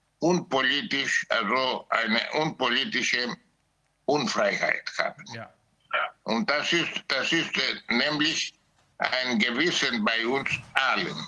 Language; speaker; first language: German; non-native, learner; Greek